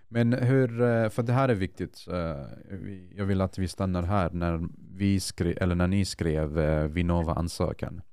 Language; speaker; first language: Swedish; non-native, fluent; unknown